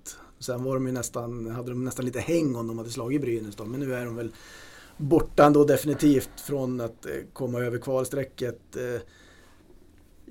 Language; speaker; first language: Swedish; native; Swedish